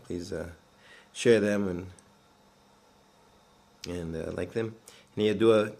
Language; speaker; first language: English; native; English